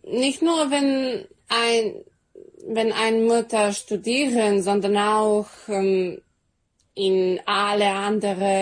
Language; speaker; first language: German; non-native, learner; Serbian